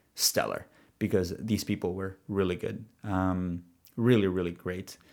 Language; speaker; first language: English; early bilingual, other home language; Spanish